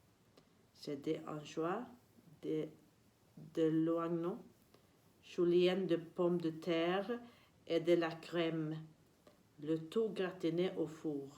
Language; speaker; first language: French; non-native, learner; Swedish